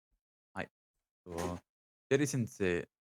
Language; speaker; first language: Japanese; non-native, learner; English